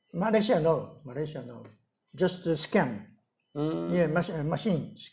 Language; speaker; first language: English; non-native, learner; Japanese